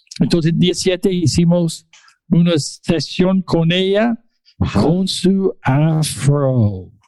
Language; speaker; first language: Spanish; non-native, fluent; English